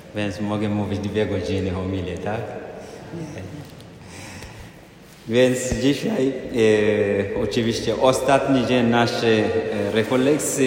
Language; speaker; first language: Polish; non-native, fluent; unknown